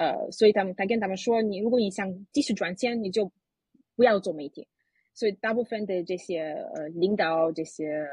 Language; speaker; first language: Chinese; non-native, fluent; Russian